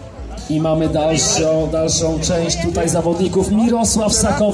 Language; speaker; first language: Polish; native; Polish